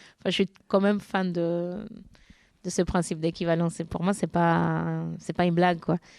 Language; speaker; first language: French; non-native, fluent; Spanish